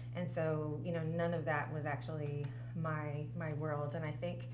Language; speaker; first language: English; native; English